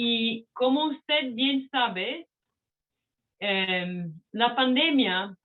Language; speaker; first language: Spanish; non-native, fluent; Italian